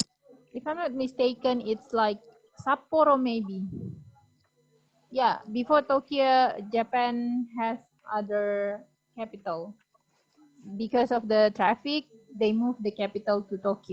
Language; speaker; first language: English; non-native, fluent; Indonesian